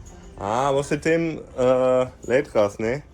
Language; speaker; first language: Portuguese; non-native, learner; German